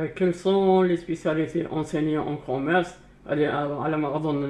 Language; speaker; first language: French; non-native, local second language; Arabic